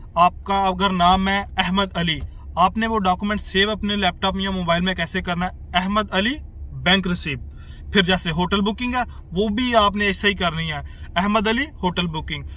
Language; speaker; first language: Urdu; non-native, local second language; Punjabi